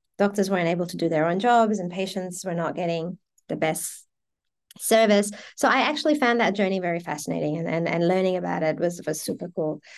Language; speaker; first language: English; early bilingual, other home language; Persian